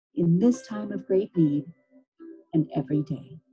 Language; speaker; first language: English; native; English